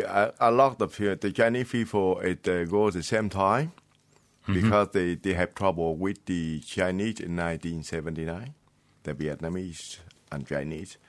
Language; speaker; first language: English; non-native, learner; Vietnamese